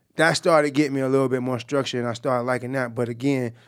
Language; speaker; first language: English; native; English